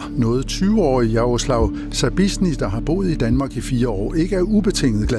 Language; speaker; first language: Danish; native; Danish